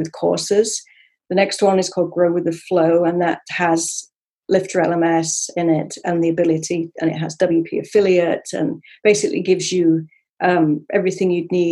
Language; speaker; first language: English; native; English